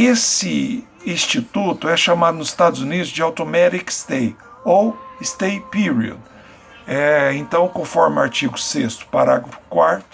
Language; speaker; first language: Portuguese; native; Portuguese